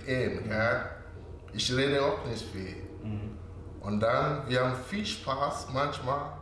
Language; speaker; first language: German; non-native, learner; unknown